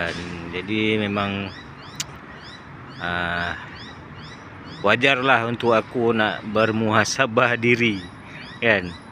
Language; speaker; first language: Malay; native; Malay